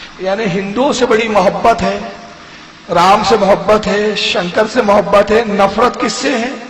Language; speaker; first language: Urdu; native; Urdu